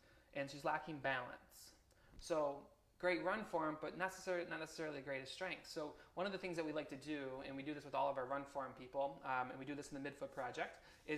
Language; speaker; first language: English; native; English